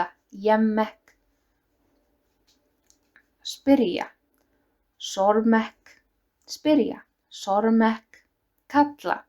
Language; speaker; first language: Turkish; non-native, learner; Icelandic